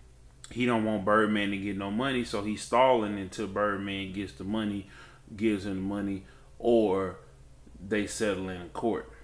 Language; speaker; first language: English; native; English